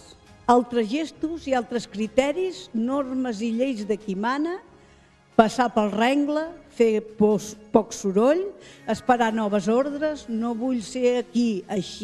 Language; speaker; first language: Catalan; native; Catalan